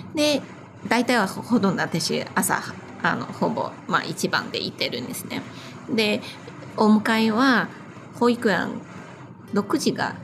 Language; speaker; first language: Japanese; non-native, fluent; Chinese